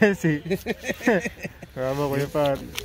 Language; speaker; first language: Italian; non-native, learner; Filipino